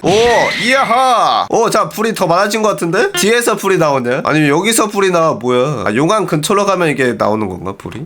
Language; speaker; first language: Korean; native; Korean